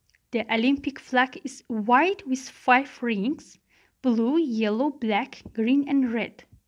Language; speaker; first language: English; non-native, fluent; Azerbaijani